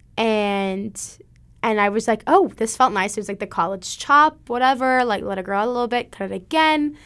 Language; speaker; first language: English; native; English